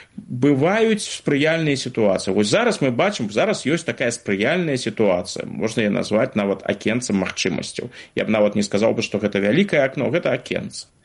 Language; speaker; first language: Belarusian; non-native, local second language; Russian